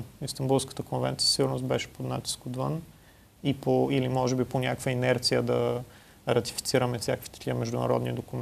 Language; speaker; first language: Bulgarian; native; Bulgarian